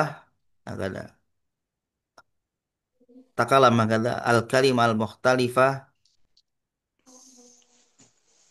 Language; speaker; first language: Arabic; non-native, fluent; Indonesian